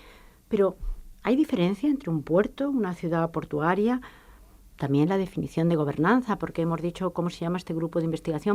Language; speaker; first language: Spanish; native; Spanish